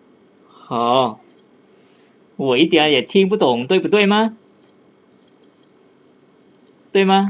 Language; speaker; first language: Chinese; non-native, fluent; Lao